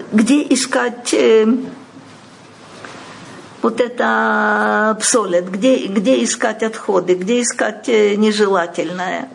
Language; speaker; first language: Russian; native; Russian